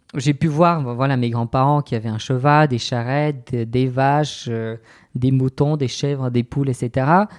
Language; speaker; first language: French; non-native, fluent; Bulgarian